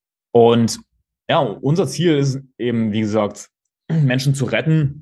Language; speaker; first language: German; native; German